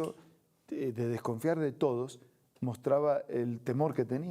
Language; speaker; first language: Spanish; native; Spanish